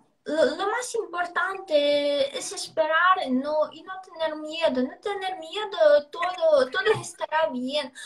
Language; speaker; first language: Spanish; non-native, fluent; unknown